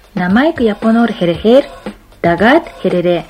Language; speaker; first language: Mongolian; non-native, fluent; Japanese